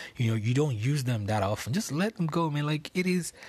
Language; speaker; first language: English; non-native, local second language; Yoruba